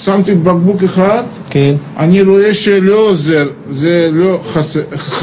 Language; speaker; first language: Hebrew; non-native, learner; Russian